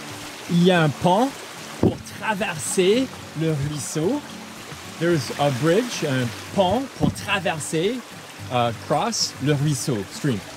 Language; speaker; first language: French; non-native, local second language; English